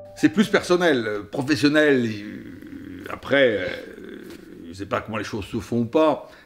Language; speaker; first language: French; native; French